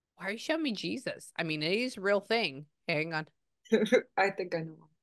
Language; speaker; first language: English; native; English